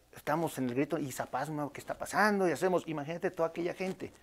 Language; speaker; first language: Spanish; native; Spanish